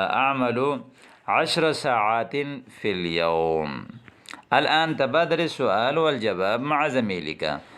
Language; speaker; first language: Arabic; non-native, fluent; Urdu